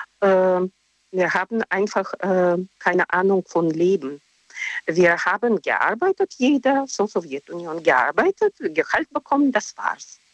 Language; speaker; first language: German; non-native, learner; Russian